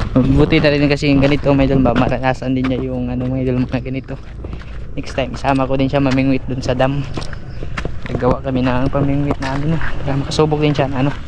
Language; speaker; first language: Filipino; non-native, local second language; Cebuano